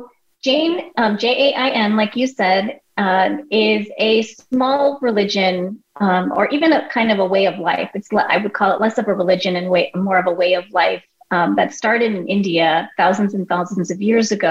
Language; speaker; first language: English; native; English